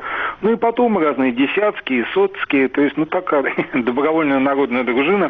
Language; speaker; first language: Russian; native; Russian